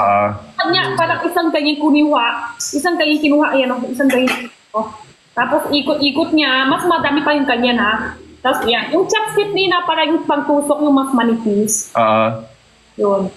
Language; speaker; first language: Filipino; non-native, learner; Korean